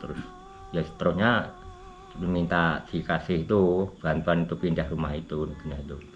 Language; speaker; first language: Indonesian; non-native, local second language; Javanese